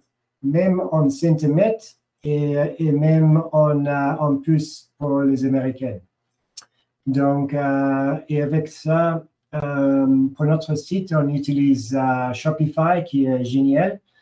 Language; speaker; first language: French; non-native, learner; English